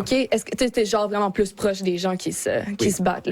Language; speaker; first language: French; native; French